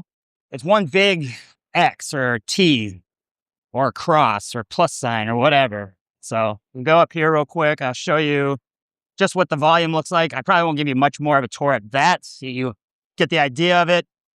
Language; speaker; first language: English; native; English